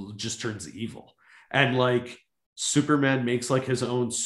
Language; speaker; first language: English; native; English